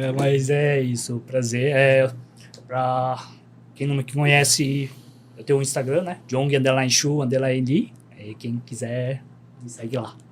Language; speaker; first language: Portuguese; early bilingual, other home language; Korean